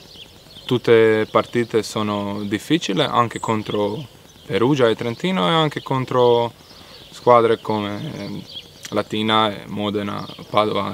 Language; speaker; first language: Italian; non-native, learner; Croatian